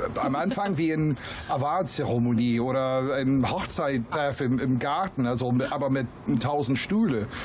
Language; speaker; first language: German; non-native, fluent; English